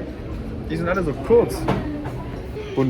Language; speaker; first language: German; native; German